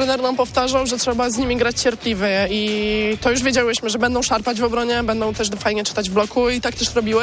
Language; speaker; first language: Polish; native; Polish